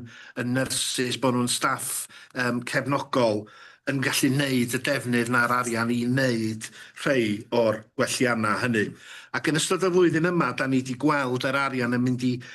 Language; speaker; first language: Welsh; native; Welsh